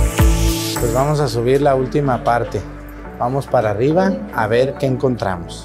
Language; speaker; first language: Spanish; native; Spanish